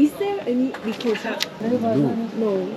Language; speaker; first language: English; non-native, learner; Korean